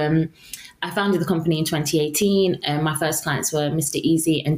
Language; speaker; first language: English; native; English